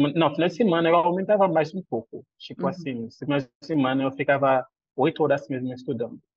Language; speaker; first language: Portuguese; non-native, fluent; Haitian Creole